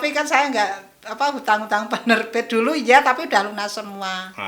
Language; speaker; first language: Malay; non-native, local second language; Javanese